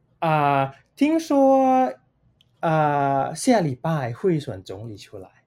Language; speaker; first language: Chinese; non-native, fluent; Thai